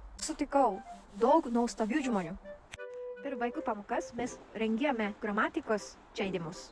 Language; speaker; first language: Lithuanian; non-native, learner; Japanese